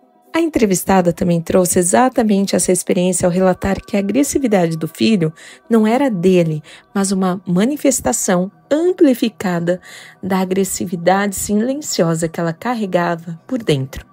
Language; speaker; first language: Portuguese; native; Portuguese